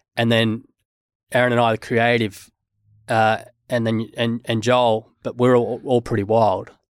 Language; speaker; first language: English; native; English